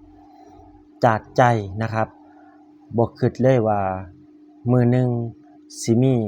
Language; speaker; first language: Thai; non-native, local second language; Northeastern Thai